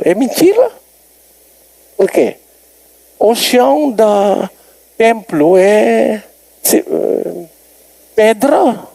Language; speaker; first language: Portuguese; non-native, learner; Filipino